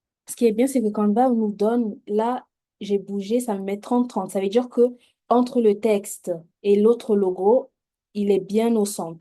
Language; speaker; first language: French; native; French